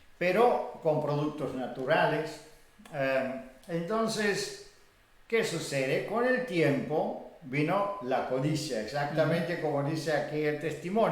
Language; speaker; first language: Spanish; non-native, fluent; Bulgarian